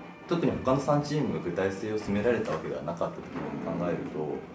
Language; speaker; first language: Japanese; native; Japanese